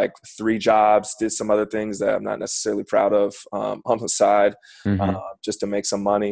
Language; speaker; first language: English; native; English